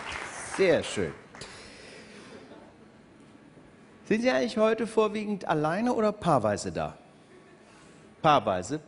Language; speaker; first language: German; native; German